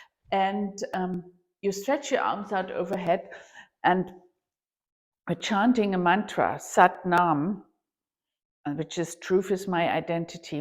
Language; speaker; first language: English; non-native, fluent; German